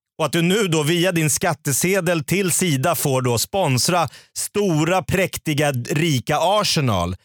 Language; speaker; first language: Swedish; native; Swedish